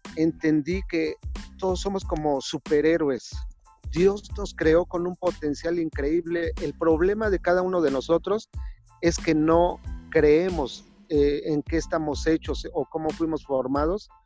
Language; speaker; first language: Spanish; native; Spanish